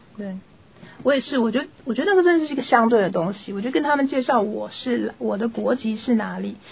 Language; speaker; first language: Chinese; native; Chinese